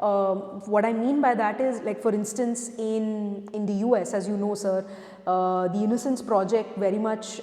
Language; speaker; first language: English; non-native, local second language; Hindi